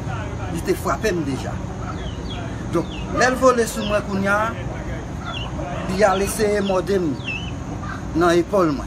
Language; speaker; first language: French; non-native, learner; Haitian Creole